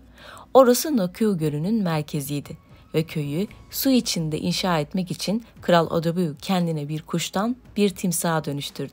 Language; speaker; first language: Turkish; native; Turkish